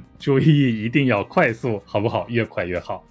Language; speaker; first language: Chinese; native; Chinese